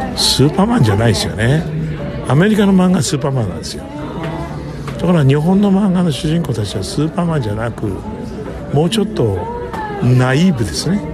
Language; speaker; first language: Japanese; native; Japanese